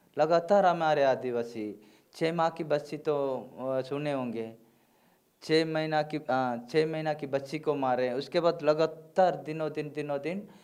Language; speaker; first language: Hindi; non-native, local second language; Gondi